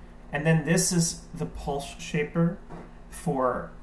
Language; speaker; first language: English; native; English